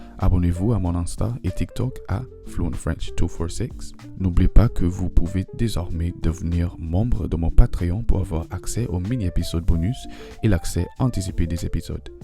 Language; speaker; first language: French; non-native, fluent; English